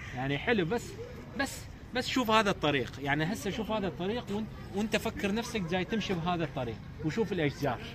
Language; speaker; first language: Arabic; non-native, local second language; Azerbaijani